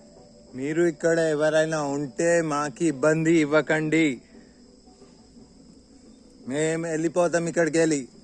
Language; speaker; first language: Telugu; non-native, local second language; Hindi